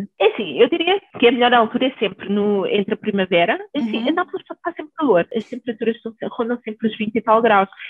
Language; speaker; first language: Portuguese; early bilingual, other home language; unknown